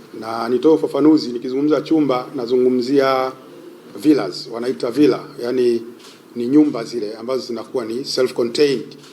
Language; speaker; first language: Swahili; native; Swahili